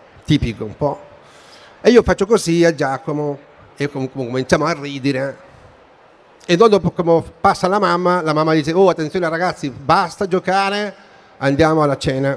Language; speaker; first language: Italian; non-native, fluent; Spanish